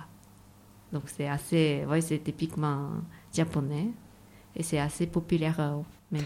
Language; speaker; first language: French; non-native, fluent; Japanese